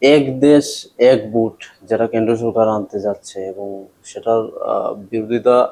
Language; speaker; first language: Bangla; native; Bangla